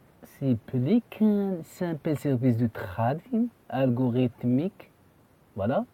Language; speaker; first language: French; non-native, fluent; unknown